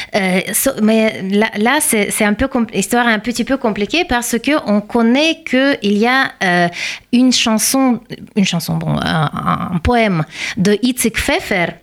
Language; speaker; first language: French; non-native, fluent; Russian